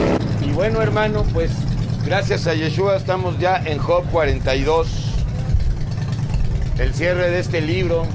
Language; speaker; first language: Spanish; native; Spanish